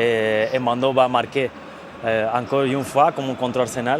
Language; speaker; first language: French; non-native, fluent; Spanish